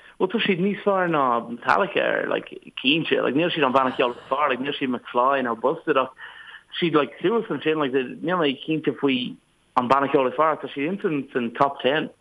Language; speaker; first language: Irish; non-native, local second language; English